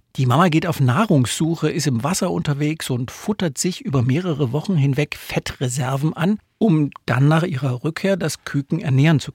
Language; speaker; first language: German; native; German